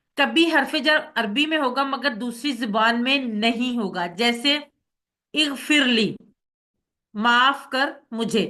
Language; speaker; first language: Urdu; native; Urdu